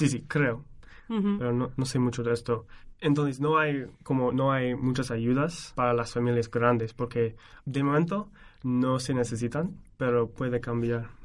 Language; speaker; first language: Spanish; non-native, fluent; English